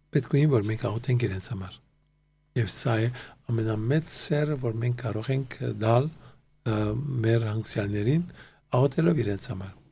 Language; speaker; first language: Armenian; early bilingual, heritage; Armenian